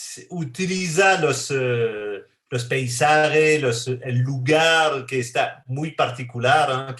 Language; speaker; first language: Spanish; non-native, fluent; French